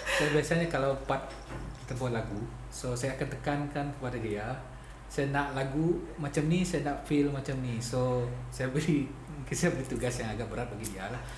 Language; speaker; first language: Malay; native; Malay